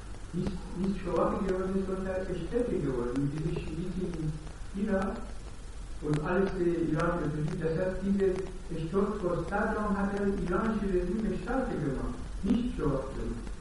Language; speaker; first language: German; non-native, learner; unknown